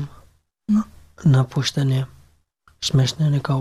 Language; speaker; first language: Serbian; non-native, learner; Pashto